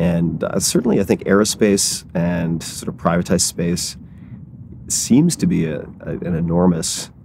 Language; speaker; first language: English; native; English